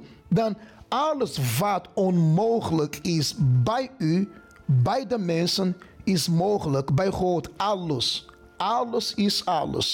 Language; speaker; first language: Dutch; non-native, fluent; Portuguese